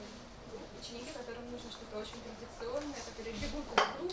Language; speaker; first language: Russian; native; Russian